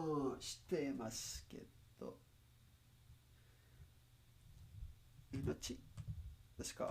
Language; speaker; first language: Japanese; non-native, learner; Spanish